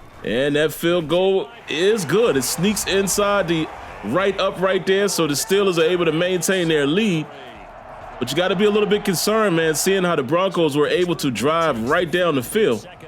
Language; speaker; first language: English; native; English